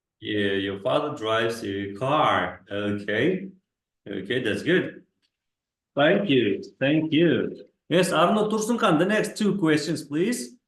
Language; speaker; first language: English; non-native, fluent; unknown